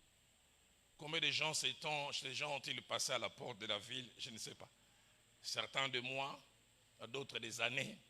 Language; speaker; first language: French; non-native, local second language; Lingala